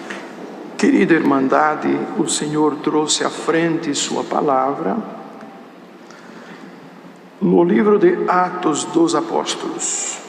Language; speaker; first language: Portuguese; native; Portuguese